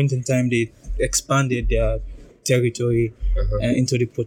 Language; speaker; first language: English; non-native, local second language; Krio